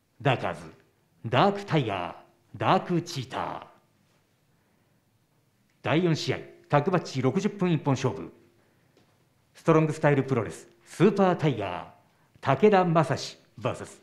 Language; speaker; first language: Japanese; native; Japanese